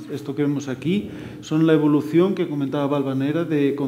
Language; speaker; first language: Spanish; native; Spanish